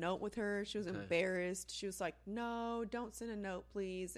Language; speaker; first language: English; early bilingual, other home language; Spanish